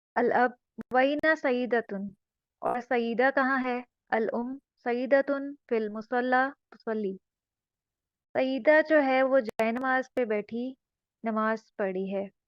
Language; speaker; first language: Urdu; native; Urdu